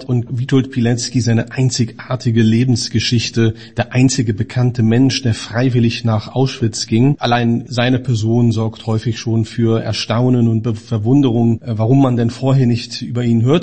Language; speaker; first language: German; native; German